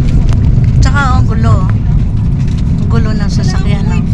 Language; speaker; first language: Filipino; native; Filipino